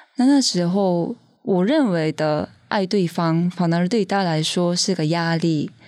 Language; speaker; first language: Chinese; non-native, fluent; Japanese